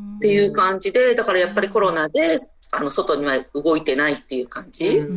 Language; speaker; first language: Japanese; non-native, fluent; Chinese